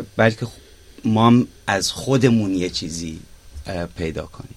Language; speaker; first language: Persian; non-native, local second language; Arabic